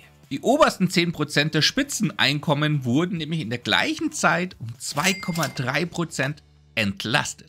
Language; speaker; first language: German; native; German